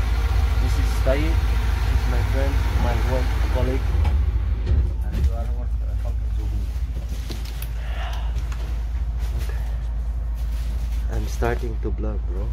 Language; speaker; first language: English; non-native, local second language; Filipino